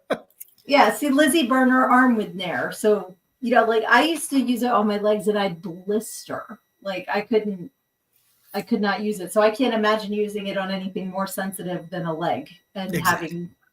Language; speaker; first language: English; native; English